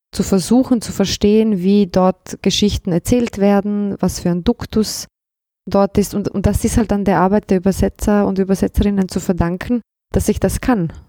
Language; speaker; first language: German; early bilingual, other home language; Bosnian